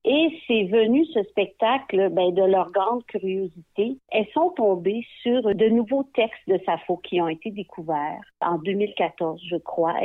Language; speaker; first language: French; native; French